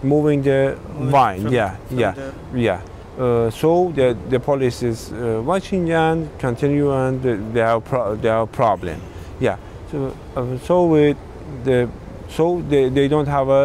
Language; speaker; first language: English; non-native, learner; Persian